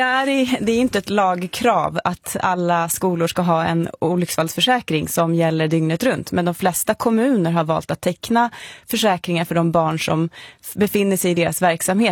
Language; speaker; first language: Swedish; native; Swedish